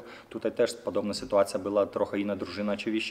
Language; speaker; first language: Polish; non-native, fluent; Lithuanian